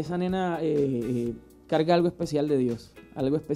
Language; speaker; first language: Spanish; native; Spanish